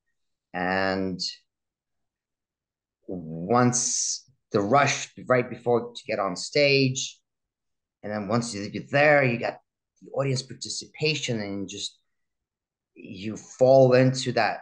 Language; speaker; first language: English; early bilingual, other home language; Russian